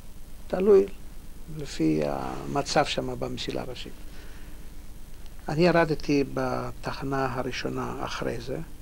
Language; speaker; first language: Hebrew; non-native, fluent; Polish